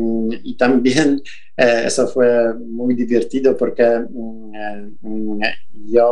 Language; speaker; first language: Spanish; non-native, fluent; Polish